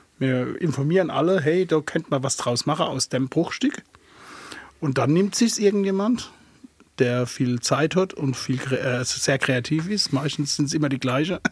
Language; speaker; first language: German; early bilingual, other home language; Arabic